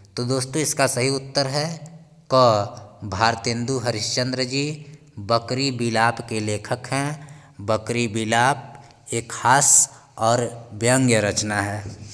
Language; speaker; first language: Hindi; native; Hindi